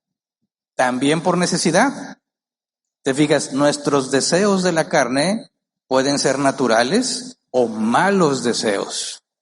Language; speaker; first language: Spanish; native; Spanish